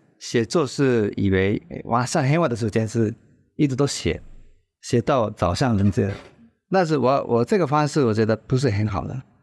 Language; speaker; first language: Chinese; non-native, fluent; Japanese